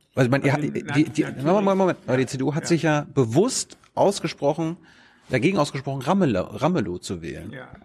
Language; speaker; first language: German; native; German